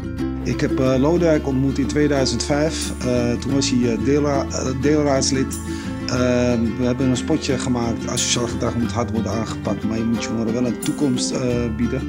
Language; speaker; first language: Dutch; non-native, local second language; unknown